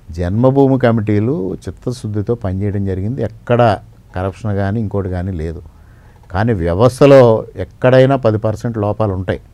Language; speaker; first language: Telugu; native; Telugu